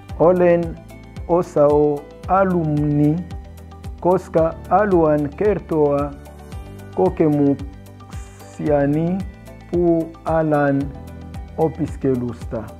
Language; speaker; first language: Finnish; non-native, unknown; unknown